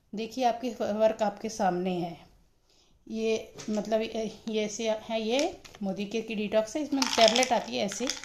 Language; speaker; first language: Hindi; non-native, local second language; Odia